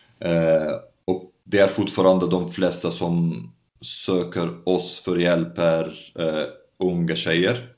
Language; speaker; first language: Swedish; non-native, fluent; Arabic